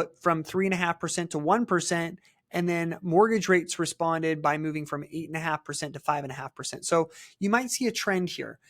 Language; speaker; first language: English; native; English